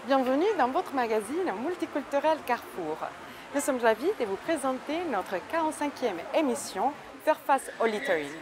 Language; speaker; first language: French; native; French